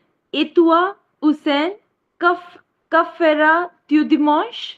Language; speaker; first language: French; non-native, learner; Hindi